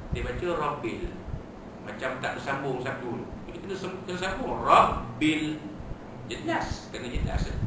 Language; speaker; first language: Malay; native; Malay